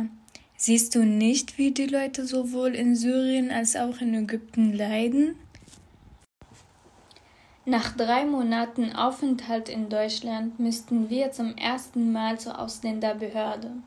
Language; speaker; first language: German; non-native, fluent; Arabic